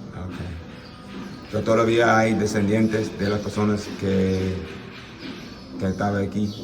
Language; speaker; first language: Spanish; non-native, learner; English